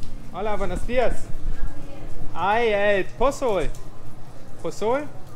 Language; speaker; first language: Spanish; non-native, learner; German